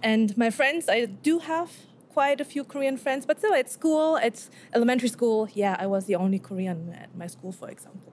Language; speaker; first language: English; non-native, fluent; Korean